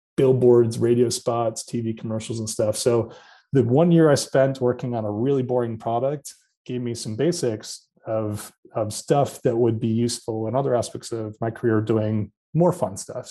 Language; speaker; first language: English; native; English